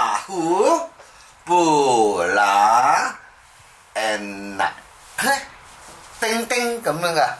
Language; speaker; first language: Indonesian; non-native, learner; Cantonese